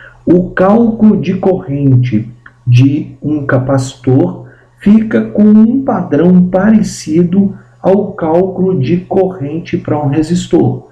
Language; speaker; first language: Portuguese; native; Portuguese